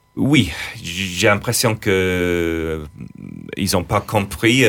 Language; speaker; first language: French; non-native, fluent; English